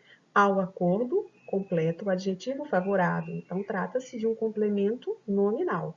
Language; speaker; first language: Portuguese; native; Portuguese